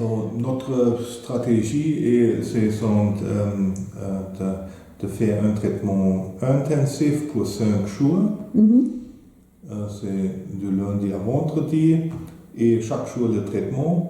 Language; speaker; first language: French; non-native, fluent; German